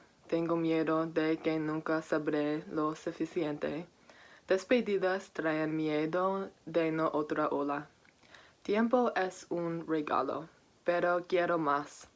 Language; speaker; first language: Spanish; non-native, learner; English